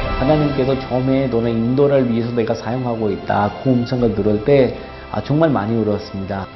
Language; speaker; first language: Korean; non-native, fluent; Hindi